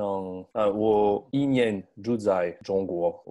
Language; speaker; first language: Chinese; non-native, learner; French